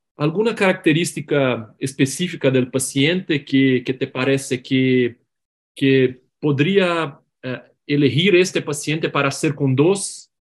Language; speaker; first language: Spanish; non-native, learner; Portuguese